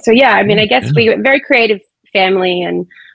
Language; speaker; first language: English; native; English